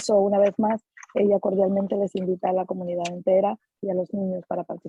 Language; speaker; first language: Spanish; native; Spanish